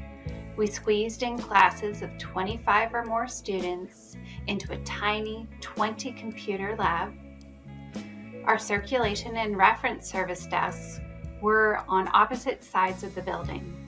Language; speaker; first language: English; native; English